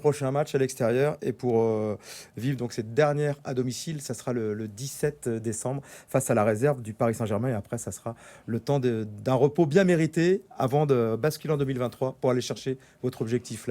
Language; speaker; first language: French; native; French